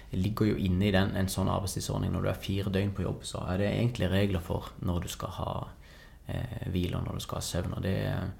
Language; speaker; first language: Norwegian; native; Norwegian